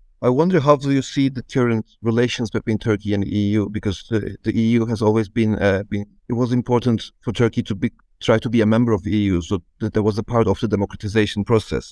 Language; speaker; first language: English; non-native, fluent; Turkish